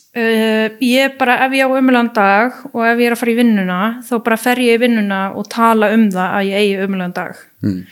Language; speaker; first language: Icelandic; early bilingual, heritage; Icelandic